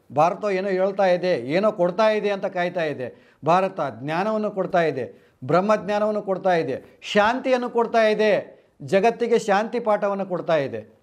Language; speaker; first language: Kannada; non-native, local second language; Telugu